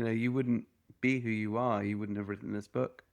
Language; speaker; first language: English; native; English